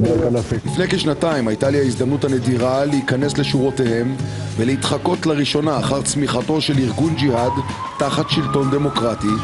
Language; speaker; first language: Hebrew; native; Hebrew